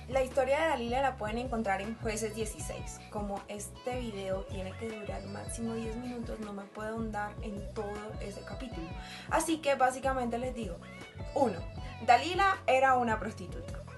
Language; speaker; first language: Spanish; native; Spanish